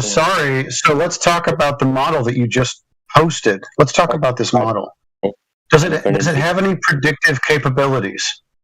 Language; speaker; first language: English; native; English